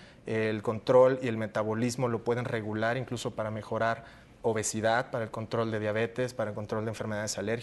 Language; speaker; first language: Spanish; native; Spanish